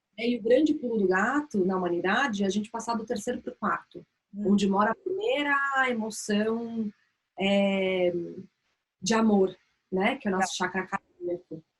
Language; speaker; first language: Portuguese; native; Portuguese